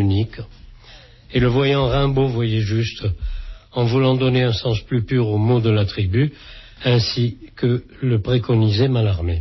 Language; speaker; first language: French; native; French